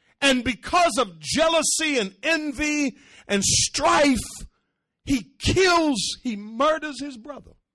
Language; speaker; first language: English; early bilingual, other home language; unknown